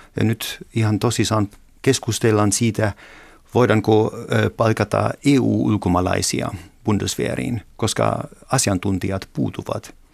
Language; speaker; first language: Finnish; non-native, fluent; German